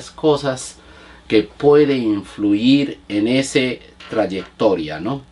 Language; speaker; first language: Spanish; non-native, fluent; Bangla